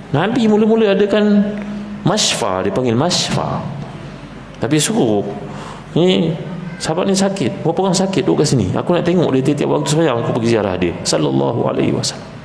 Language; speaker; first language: Malay; native; Malay